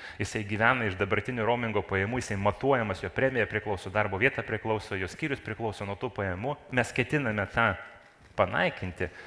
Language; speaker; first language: Lithuanian; non-native, local second language; Russian